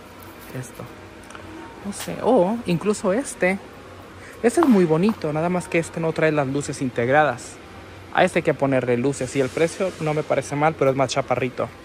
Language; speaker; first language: Spanish; native; Spanish